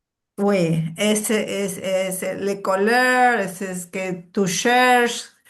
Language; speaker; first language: French; non-native, learner; Spanish